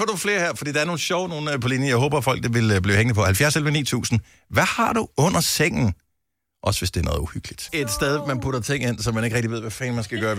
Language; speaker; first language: Danish; native; Danish